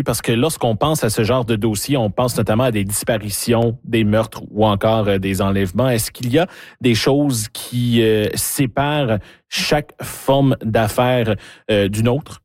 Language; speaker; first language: French; native; French